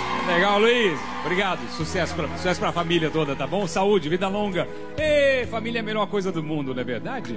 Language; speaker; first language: Portuguese; native; Portuguese